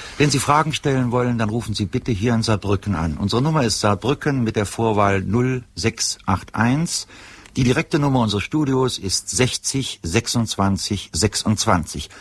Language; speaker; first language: German; native; German